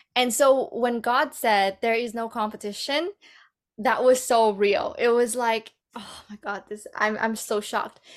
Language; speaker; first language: English; native; English